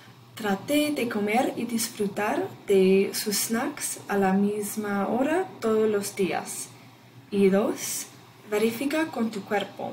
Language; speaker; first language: Spanish; non-native, learner; English